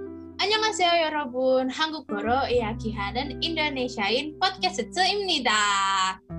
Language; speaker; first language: Korean; non-native, learner; Indonesian